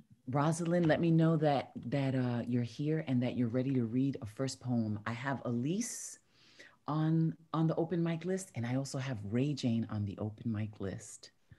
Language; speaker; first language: English; early bilingual, other home language; Spanish